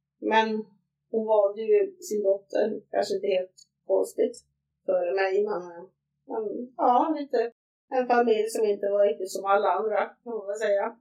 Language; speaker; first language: Swedish; native; Swedish